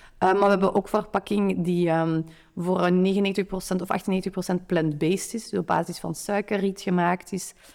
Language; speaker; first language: Dutch; native; Dutch